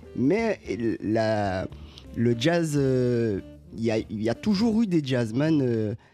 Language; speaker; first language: French; native; French